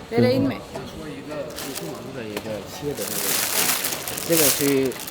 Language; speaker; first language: Chinese; non-native, fluent; Turkmen